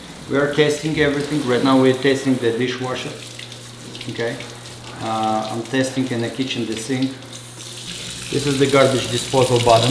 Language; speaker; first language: English; non-native, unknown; Russian